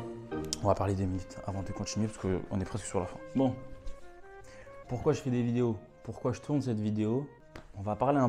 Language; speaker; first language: French; native; French